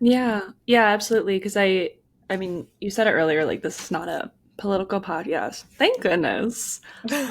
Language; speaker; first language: English; native; English